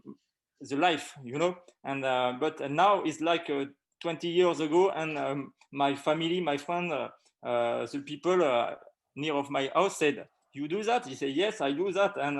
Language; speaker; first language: English; non-native, learner; French